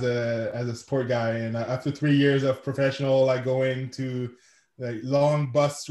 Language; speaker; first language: English; non-native, fluent; French